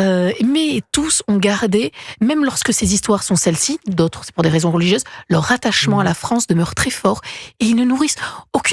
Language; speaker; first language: French; native; French